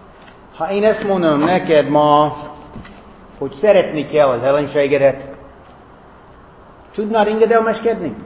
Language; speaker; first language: Hungarian; non-native, fluent; English